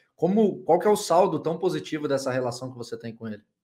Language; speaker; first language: Portuguese; native; Portuguese